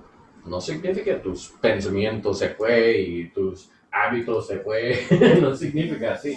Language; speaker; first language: Spanish; non-native, learner; English